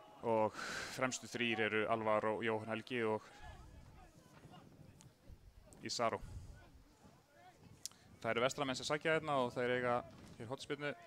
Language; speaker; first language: Icelandic; native; Icelandic